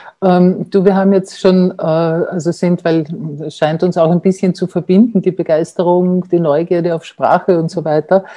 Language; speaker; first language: German; native; German